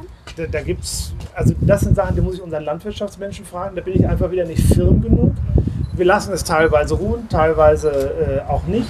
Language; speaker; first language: German; native; German